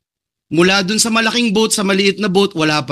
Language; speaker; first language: Filipino; native; Filipino